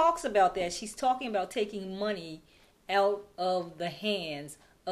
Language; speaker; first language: English; native; English